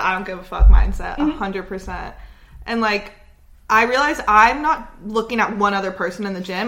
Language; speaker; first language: English; native; English